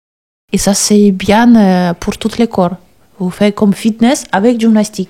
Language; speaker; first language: French; non-native, learner; Russian